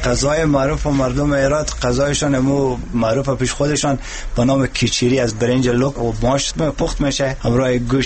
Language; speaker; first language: Persian; native; Persian